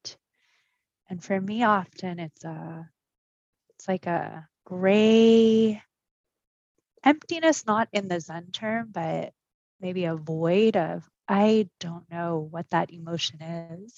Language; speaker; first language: English; early bilingual, other home language; Japanese